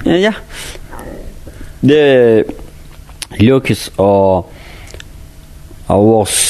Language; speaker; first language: Danish; non-native, fluent; Persian